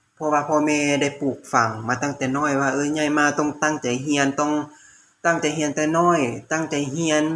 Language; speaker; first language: Lao; native; Lao